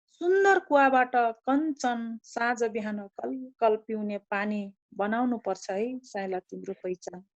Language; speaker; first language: Nepali; non-native, local second language; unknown